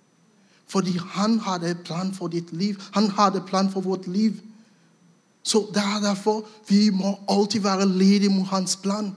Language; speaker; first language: Norwegian; non-native, fluent; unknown